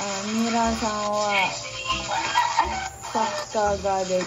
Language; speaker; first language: Japanese; non-native, learner; Filipino